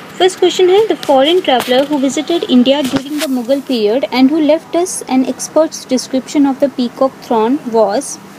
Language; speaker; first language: Hindi; native; Hindi